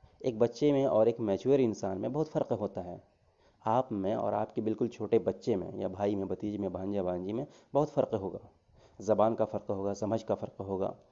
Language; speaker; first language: Urdu; native; Urdu